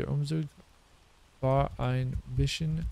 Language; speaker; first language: German; non-native, learner; English